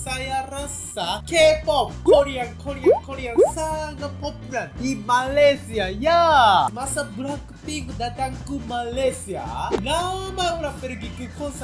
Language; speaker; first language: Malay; non-native, learner; Japanese